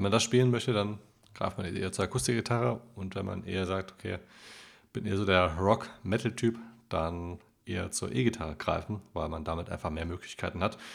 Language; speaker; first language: German; native; German